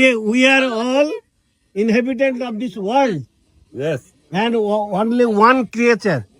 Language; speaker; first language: English; non-native, learner; Bangla